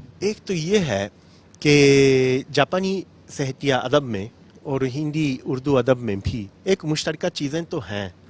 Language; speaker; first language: Urdu; non-native, fluent; Japanese